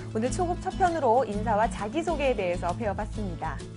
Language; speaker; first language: Korean; native; Korean